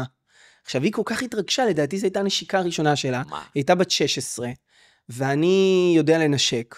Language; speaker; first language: Hebrew; native; Hebrew